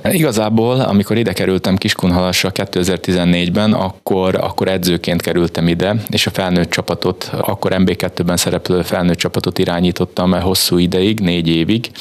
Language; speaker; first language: Hungarian; native; Hungarian